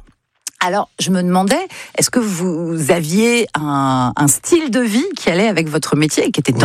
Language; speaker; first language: French; native; French